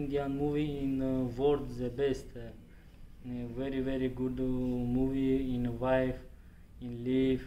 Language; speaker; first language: English; non-native, learner; Tajik